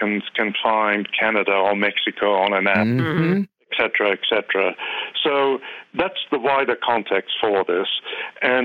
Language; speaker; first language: English; native; English